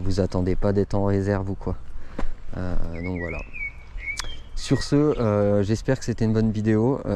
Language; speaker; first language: French; native; French